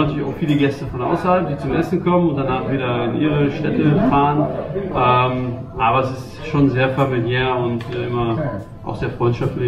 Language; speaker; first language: German; native; German